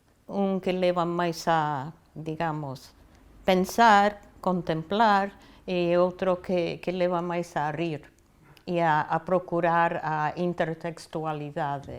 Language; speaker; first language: Galician; non-native, fluent; English